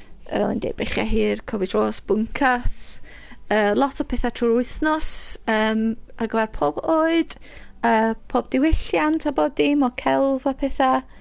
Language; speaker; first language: Welsh; native; Welsh